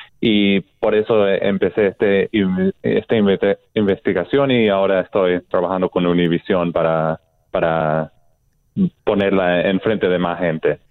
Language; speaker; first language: Spanish; non-native, fluent; English